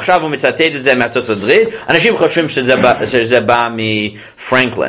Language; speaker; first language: Hebrew; non-native, fluent; English